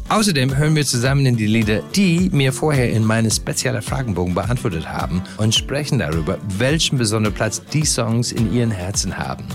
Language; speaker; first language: German; non-native, fluent; English